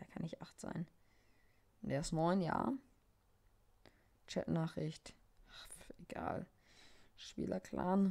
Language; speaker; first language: German; native; German